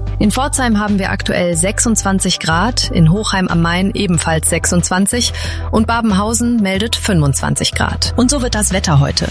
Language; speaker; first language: German; native; German